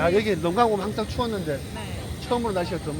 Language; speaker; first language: Korean; native; Korean